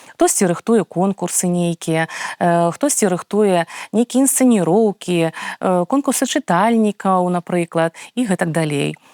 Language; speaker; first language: Belarusian; native; Belarusian